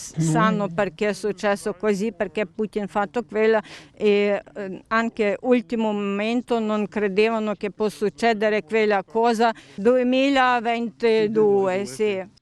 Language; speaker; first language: Italian; non-native, learner; Ukrainian